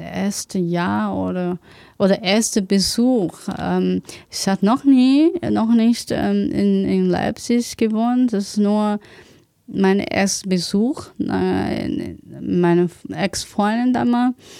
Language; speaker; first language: German; non-native, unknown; Chinese